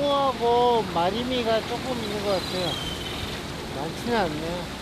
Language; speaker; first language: Korean; native; Korean